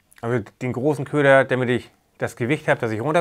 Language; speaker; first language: German; native; German